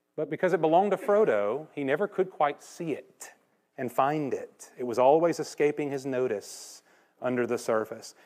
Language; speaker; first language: English; native; English